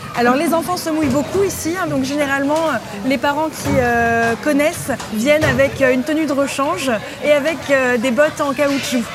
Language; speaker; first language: French; native; French